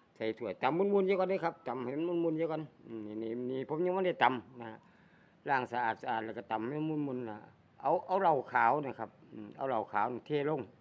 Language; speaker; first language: Thai; native; Thai